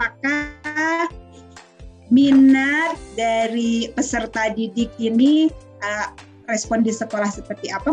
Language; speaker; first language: Indonesian; native; Indonesian